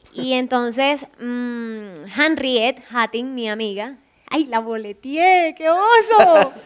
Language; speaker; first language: Spanish; native; Spanish